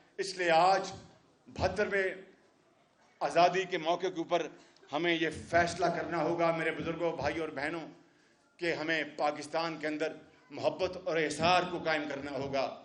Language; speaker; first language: Urdu; non-native, local second language; Punjabi